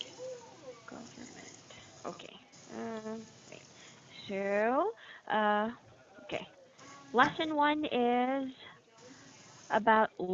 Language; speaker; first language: English; non-native, fluent; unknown